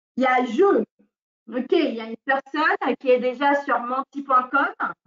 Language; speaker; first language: French; non-native, fluent; Spanish